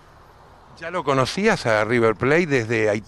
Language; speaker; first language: Spanish; native; Spanish